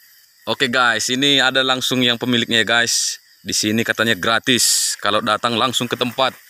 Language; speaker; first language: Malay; non-native, local second language; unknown